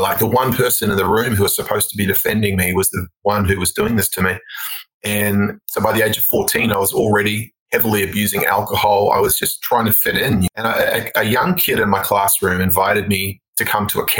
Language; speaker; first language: English; native; English